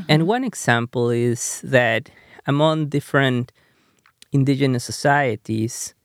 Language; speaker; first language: English; non-native, fluent; Spanish